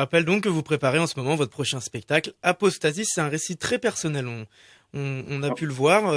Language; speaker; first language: French; native; French